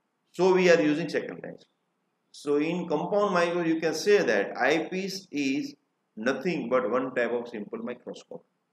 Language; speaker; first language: English; non-native, local second language; Gujarati